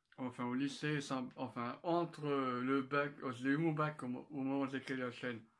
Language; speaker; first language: French; native; French